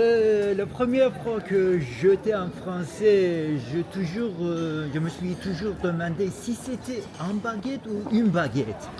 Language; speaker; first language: French; non-native, fluent; Turkish